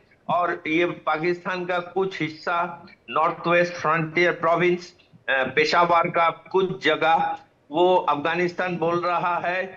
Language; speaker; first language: Hindi; non-native, local second language; Bangla